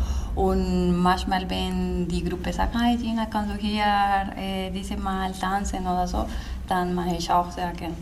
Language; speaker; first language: German; non-native, learner; Spanish